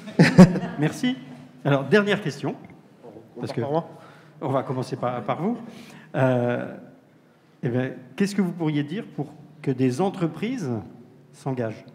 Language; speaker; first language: French; native; French